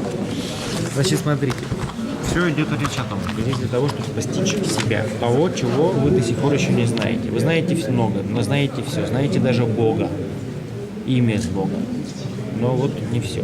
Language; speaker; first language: Russian; native; Russian